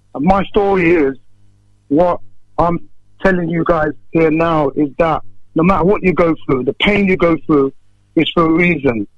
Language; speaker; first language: English; native; English